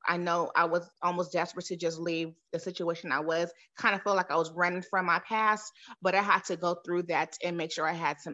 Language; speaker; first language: English; native; English